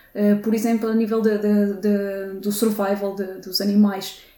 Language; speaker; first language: Portuguese; native; Portuguese